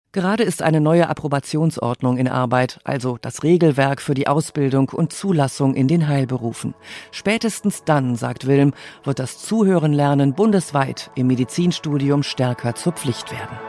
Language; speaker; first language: German; native; German